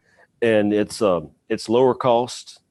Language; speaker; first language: English; native; English